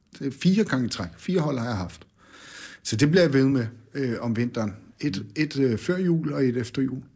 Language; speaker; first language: Danish; native; Danish